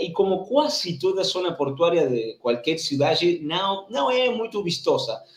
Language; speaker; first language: Portuguese; non-native, learner; Spanish